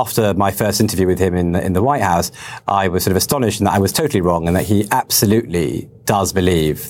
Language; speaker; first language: English; native; English